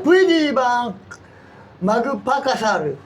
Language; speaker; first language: Filipino; non-native, learner; Japanese